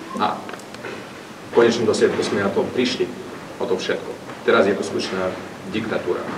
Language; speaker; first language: Slovak; non-native, fluent; Russian